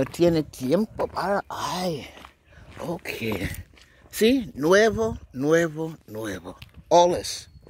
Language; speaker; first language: Spanish; non-native, learner; English